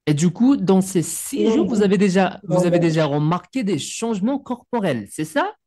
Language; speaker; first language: French; non-native, fluent; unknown